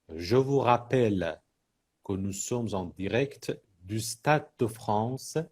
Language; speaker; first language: French; non-native, fluent; Persian